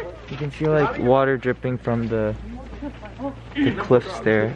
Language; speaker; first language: English; early bilingual, other home language; Korean